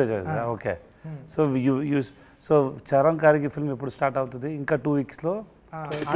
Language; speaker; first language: Telugu; non-native, learner; Tamil